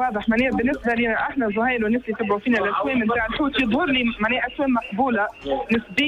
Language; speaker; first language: Arabic; native; Arabic